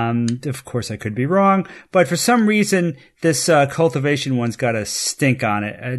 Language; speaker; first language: English; native; English